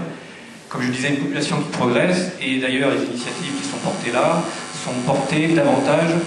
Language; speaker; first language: French; native; French